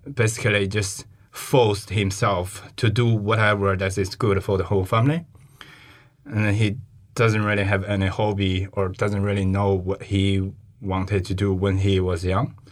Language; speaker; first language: English; non-native, fluent; Chinese